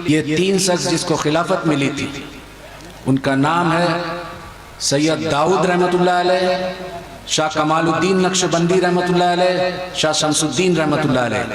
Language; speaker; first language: Hindi; non-native, fluent; Chinese